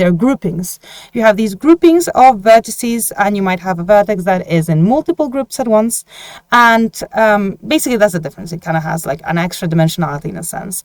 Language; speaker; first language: English; non-native, fluent; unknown